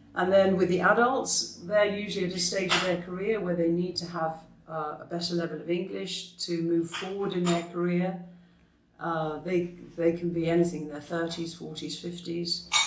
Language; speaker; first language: English; native; English